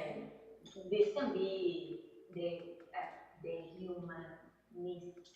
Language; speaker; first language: English; non-native, learner; Spanish